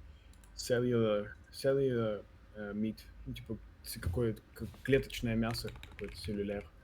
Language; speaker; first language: Russian; native; Russian